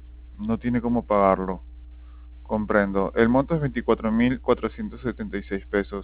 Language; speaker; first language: Spanish; native; Spanish